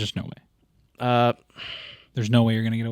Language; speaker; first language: English; native; English